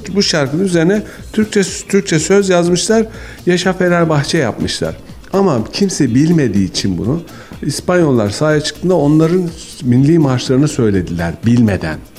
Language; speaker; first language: Turkish; native; Turkish